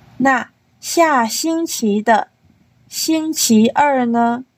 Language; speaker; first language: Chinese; non-native, learner; Korean